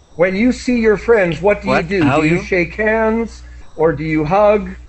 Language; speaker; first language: English; native; English